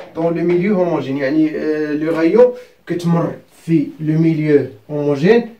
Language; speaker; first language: French; non-native, local second language; Arabic